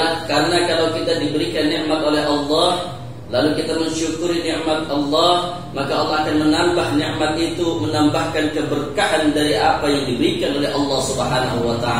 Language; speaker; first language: Indonesian; native; Indonesian